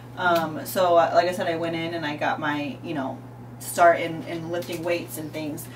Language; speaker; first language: English; native; English